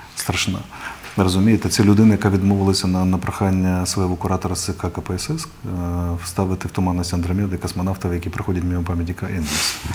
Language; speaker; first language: Ukrainian; non-native, local second language; Russian